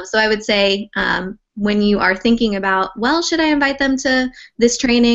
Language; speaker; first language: English; native; English